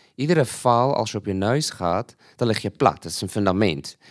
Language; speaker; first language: Dutch; non-native, fluent; English